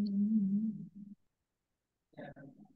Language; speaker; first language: English; non-native, learner; Vietnamese